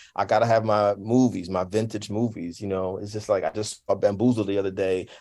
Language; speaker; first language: English; native; English